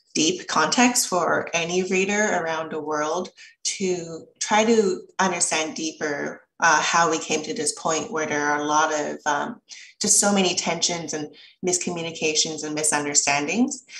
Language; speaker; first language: English; early bilingual, other home language; Chinese